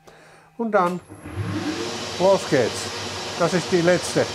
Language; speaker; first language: German; non-native, learner; Finnish